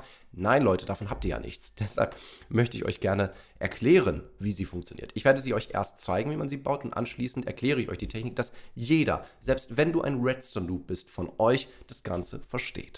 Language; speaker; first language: German; native; German